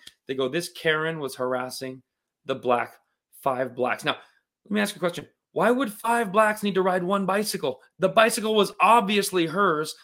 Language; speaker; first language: English; native; English